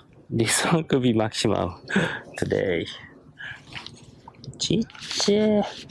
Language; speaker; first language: English; non-native, fluent; Japanese